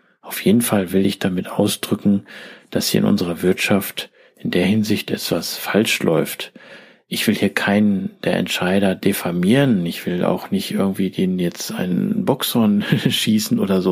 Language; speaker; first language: German; native; German